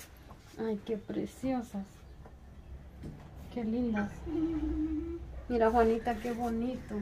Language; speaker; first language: Spanish; native; Spanish